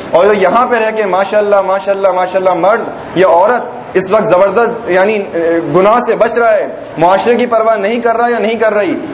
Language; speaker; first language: Urdu; native; Urdu